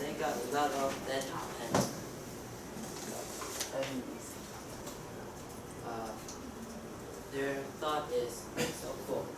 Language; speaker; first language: English; non-native, learner; Chinese